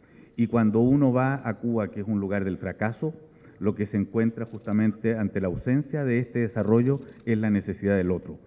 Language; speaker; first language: Spanish; native; Spanish